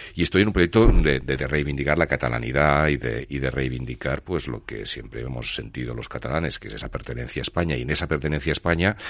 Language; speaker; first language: Spanish; non-native, local second language; Catalan